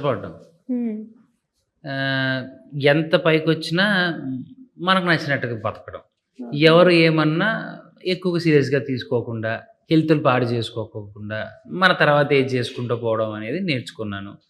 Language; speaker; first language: Telugu; native; Telugu